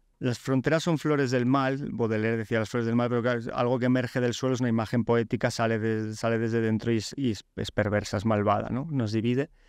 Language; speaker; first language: Spanish; early bilingual, other home language; Polish